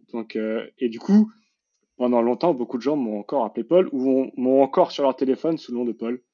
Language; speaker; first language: French; native; French